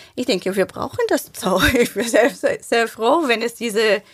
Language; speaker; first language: German; non-native, fluent; English